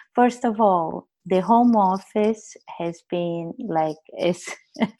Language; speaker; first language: English; non-native, fluent; Portuguese